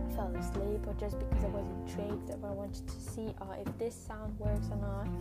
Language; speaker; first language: English; non-native, fluent; French